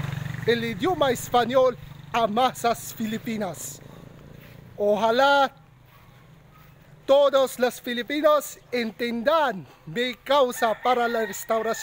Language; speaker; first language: Spanish; non-native, local second language; Filipino